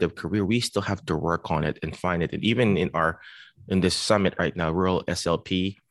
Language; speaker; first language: English; non-native, local second language; Filipino